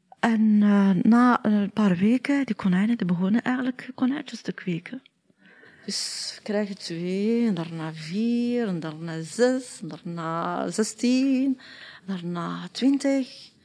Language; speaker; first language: Dutch; non-native, learner; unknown